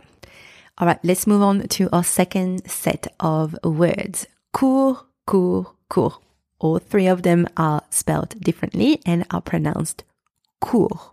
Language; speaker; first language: English; non-native, fluent; French